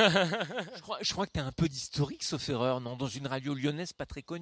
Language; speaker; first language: French; native; French